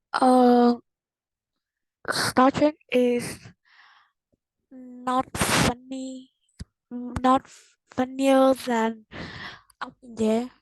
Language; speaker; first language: English; non-native, learner; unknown